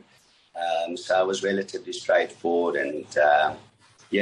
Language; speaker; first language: English; native; English